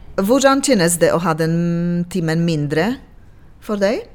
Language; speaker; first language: Norwegian; non-native, fluent; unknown